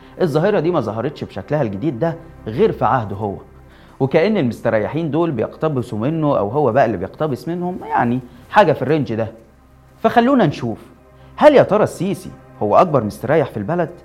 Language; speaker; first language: Arabic; native; Arabic